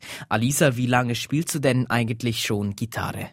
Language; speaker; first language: German; native; German